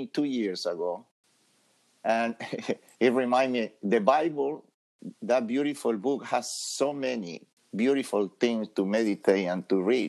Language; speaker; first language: English; non-native, fluent; Spanish